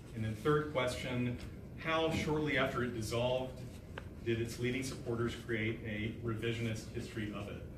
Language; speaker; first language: English; native; English